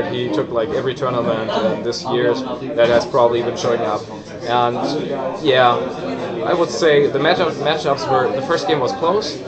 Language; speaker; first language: English; non-native, fluent; German